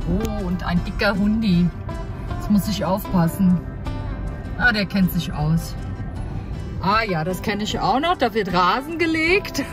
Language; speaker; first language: German; native; German